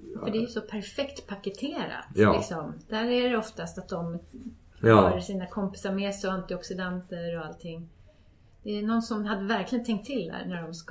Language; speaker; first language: Swedish; native; Swedish